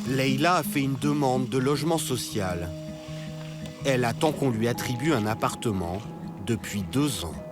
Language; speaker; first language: French; native; French